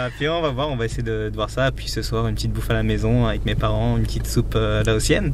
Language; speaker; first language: French; early bilingual, other home language; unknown